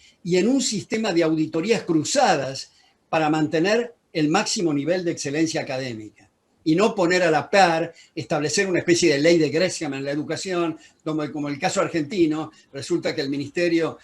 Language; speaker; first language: Spanish; native; Spanish